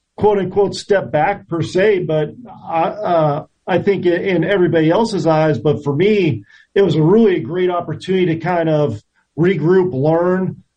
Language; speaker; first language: English; native; English